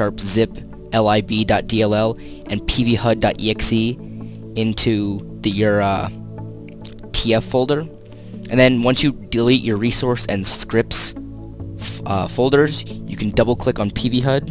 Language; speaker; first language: English; native; English